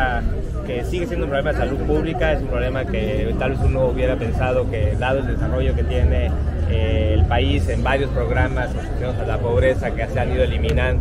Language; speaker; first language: Spanish; native; Spanish